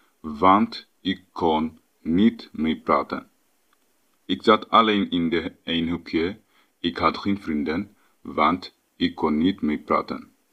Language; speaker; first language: Dutch; non-native, learner; Tigrinya